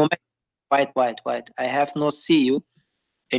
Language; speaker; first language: English; non-native, learner; German